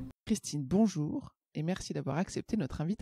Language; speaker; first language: French; native; French